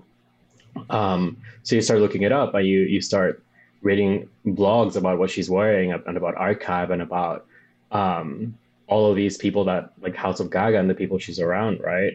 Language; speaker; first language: English; non-native, fluent; Spanish